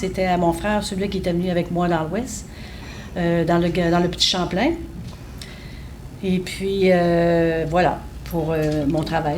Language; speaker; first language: French; native; French